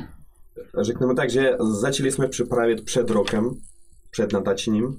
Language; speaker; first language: Czech; non-native, fluent; Russian